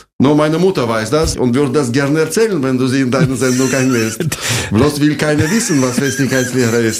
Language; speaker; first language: German; non-native, fluent; Russian